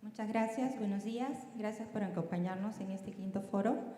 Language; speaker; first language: Spanish; native; Spanish